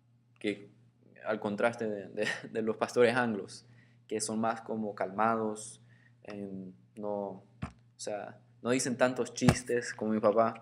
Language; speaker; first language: Spanish; early bilingual, heritage; Spanish